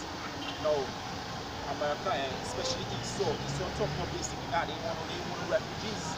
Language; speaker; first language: English; native; English